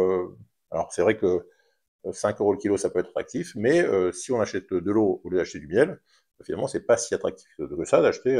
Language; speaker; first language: French; native; French